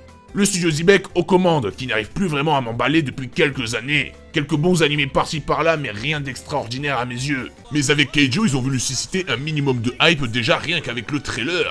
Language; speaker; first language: French; native; French